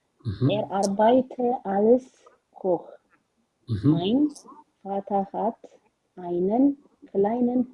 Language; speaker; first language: German; non-native, learner; Amharic